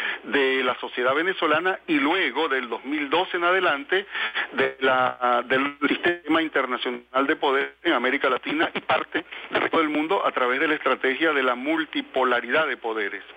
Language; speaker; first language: Spanish; native; Spanish